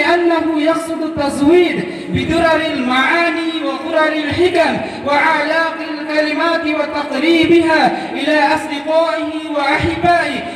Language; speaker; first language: Arabic; non-native, learner; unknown